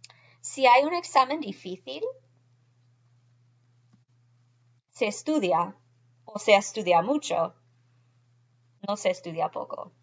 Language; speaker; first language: Spanish; non-native, fluent; English